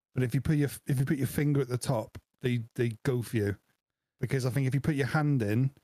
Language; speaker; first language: English; native; English